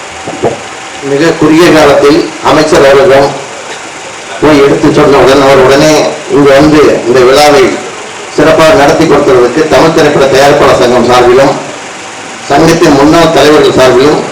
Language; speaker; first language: Tamil; native; Tamil